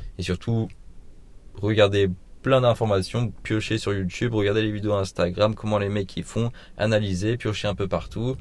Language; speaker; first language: French; native; French